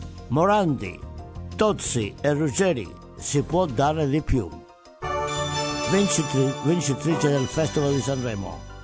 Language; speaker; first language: Italian; native; Italian